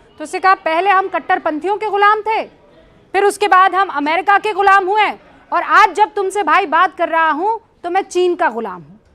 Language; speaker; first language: Hindi; native; Hindi